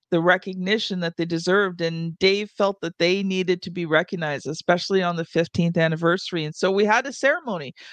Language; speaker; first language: English; native; English